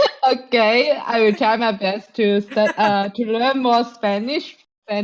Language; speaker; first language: English; non-native, fluent; Chinese